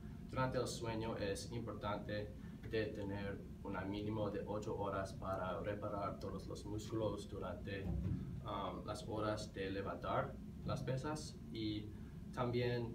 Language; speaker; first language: Spanish; non-native, learner; English